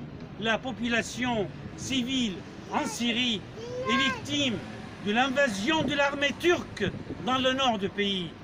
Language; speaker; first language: French; non-native, fluent; Arabic